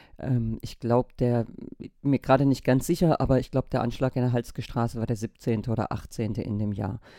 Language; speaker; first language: German; native; German